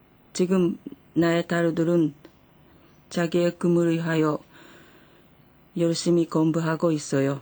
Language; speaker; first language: Korean; non-native, fluent; Japanese